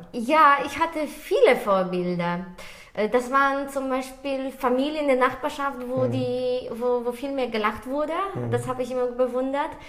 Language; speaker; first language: German; non-native, fluent; Polish